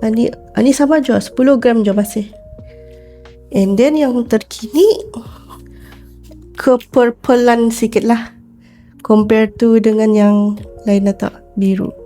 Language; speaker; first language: Malay; native; Malay